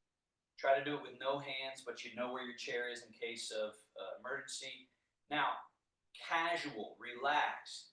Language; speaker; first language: English; native; English